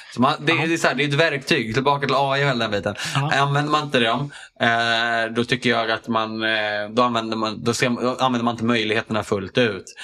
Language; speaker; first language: Swedish; native; Swedish